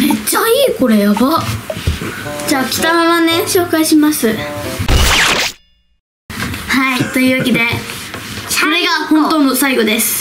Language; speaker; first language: Japanese; native; Japanese